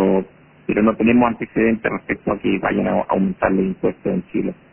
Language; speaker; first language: Spanish; native; Spanish